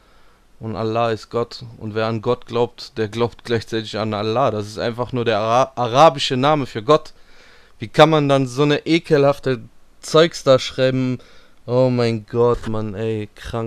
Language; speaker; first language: German; native; German